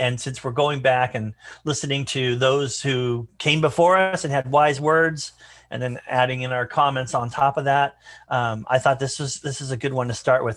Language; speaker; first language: English; native; English